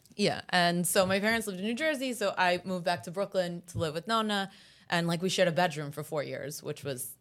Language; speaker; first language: English; early bilingual, other home language; Italian